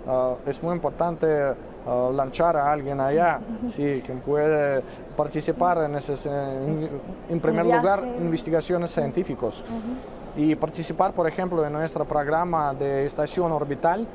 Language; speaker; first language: Spanish; non-native, fluent; Russian